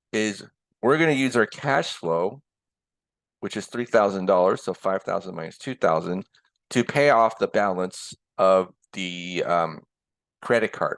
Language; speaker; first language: English; early bilingual, other home language; Korean